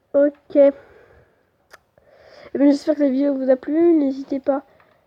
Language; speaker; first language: French; native; French